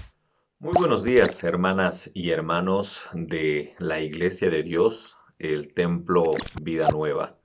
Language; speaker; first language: Spanish; native; Spanish